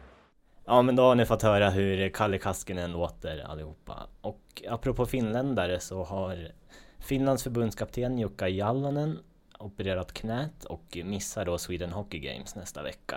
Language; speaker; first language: Swedish; native; Swedish